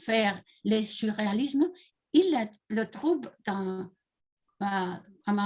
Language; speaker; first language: French; non-native, learner; Spanish